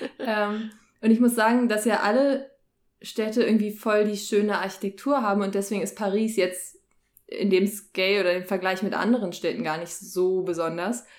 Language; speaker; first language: German; native; German